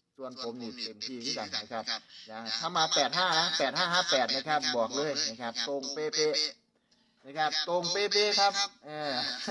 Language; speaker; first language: Thai; native; Thai